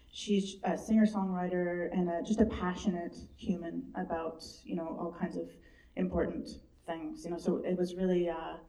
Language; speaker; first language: English; native; English